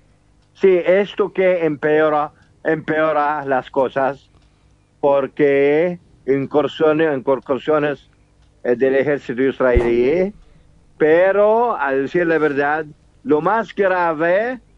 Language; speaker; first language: Spanish; non-native, fluent; Arabic